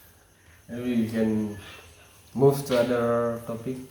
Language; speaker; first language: English; non-native, learner; Indonesian